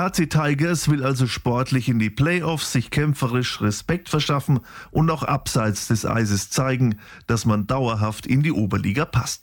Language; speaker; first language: German; native; German